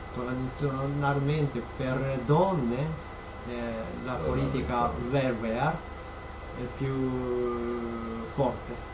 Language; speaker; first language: Italian; non-native, learner; Japanese